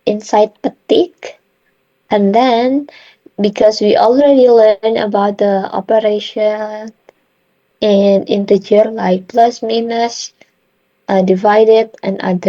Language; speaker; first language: English; non-native, learner; Indonesian